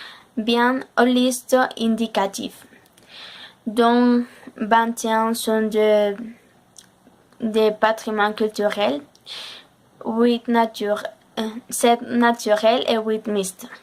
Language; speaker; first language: French; non-native, learner; Spanish